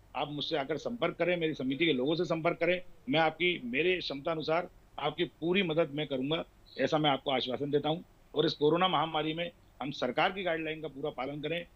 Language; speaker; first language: Hindi; native; Hindi